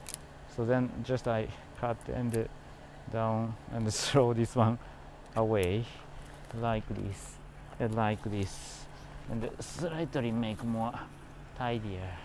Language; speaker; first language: English; non-native, learner; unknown